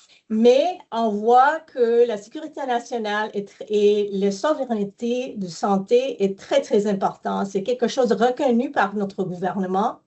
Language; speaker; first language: French; non-native, fluent; English